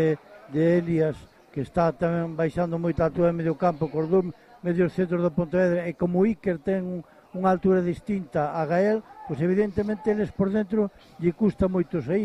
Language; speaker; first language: Spanish; non-native, local second language; Galician